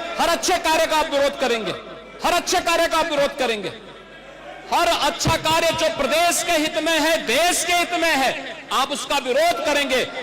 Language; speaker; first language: Hindi; native; Hindi